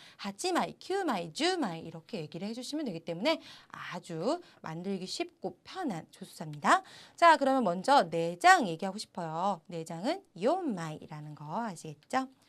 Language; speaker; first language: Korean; native; Korean